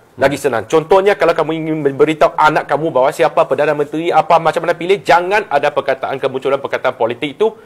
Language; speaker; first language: Malay; non-native, local second language; Chinese